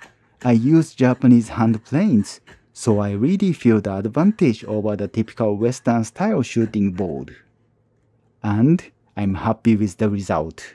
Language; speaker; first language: English; non-native, fluent; Japanese